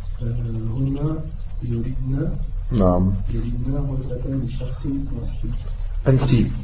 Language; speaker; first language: Arabic; non-native, learner; French